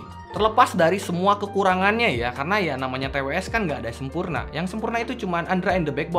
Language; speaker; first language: Indonesian; native; Indonesian